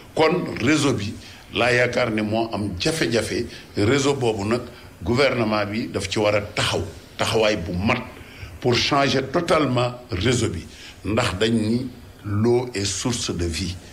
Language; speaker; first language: Wolof; native; Wolof